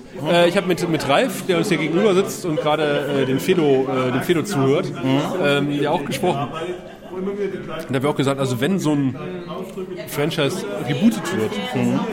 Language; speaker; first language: German; native; German